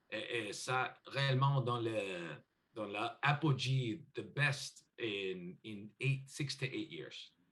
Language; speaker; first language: French; non-native, learner; English